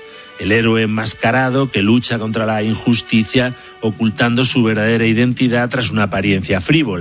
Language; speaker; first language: Spanish; native; Spanish